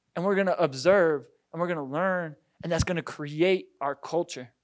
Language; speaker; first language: English; native; English